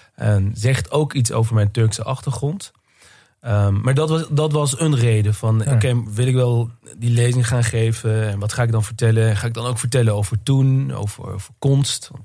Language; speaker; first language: Dutch; early bilingual, other home language; Turkish